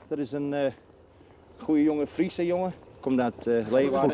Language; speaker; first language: Dutch; non-native, fluent; English